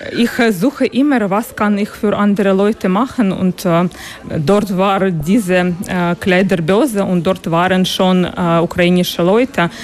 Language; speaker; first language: German; non-native, learner; Russian